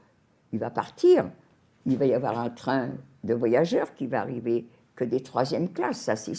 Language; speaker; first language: French; native; French